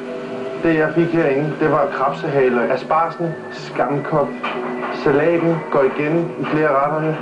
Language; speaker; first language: Danish; native; Danish